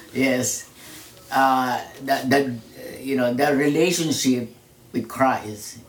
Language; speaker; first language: English; non-native, local second language; Filipino